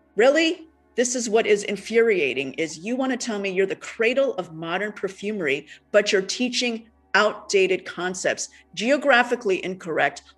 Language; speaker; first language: English; native; English